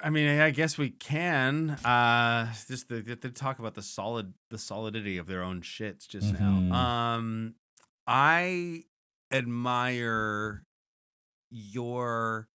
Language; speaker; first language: English; native; English